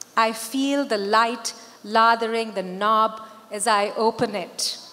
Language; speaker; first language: English; non-native, local second language; Urdu